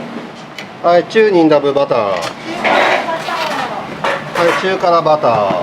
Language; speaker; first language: Japanese; native; Japanese